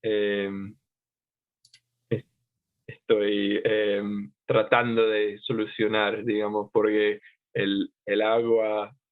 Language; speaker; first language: Spanish; non-native, fluent; English